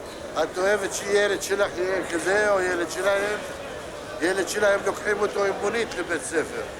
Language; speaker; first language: Hebrew; non-native, local second language; Arabic